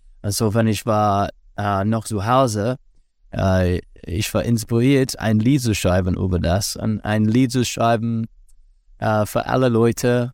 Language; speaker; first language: German; non-native, learner; English